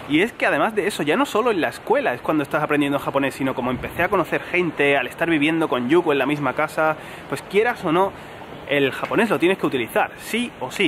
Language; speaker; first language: Spanish; native; Spanish